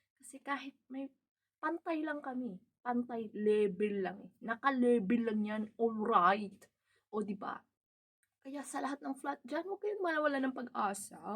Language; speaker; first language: Filipino; non-native, local second language; Cebuano